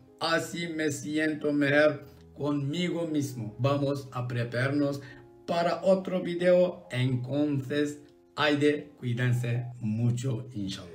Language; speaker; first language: Spanish; non-native, learner; Turkish